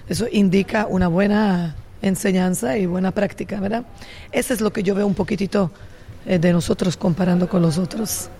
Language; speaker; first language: Spanish; non-native, fluent; Slovak